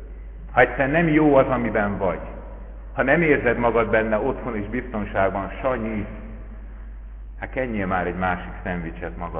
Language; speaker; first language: Hungarian; native; Hungarian